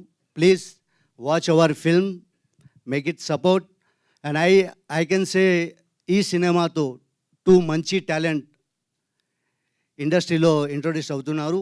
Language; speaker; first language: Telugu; non-native, learner; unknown